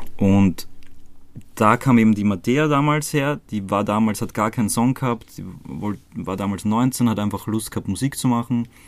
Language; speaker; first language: German; early bilingual, other home language; Croatian